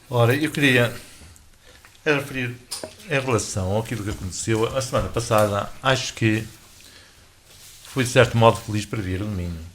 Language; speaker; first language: Portuguese; native; Portuguese